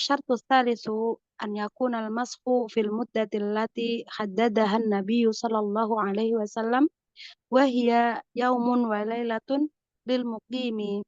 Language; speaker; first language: Arabic; non-native, learner; Indonesian